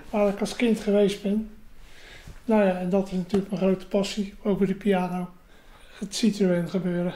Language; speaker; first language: Dutch; native; Dutch